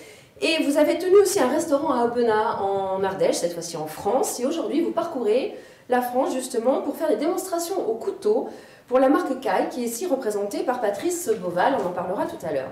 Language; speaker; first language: French; native; French